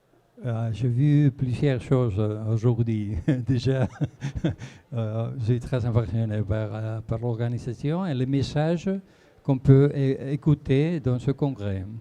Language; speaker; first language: French; non-native, fluent; Spanish